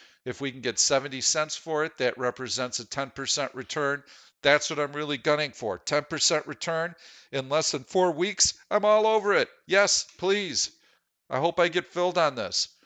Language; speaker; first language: English; native; English